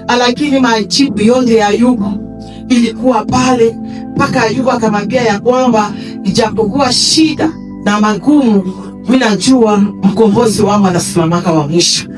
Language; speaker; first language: Swahili; native; Swahili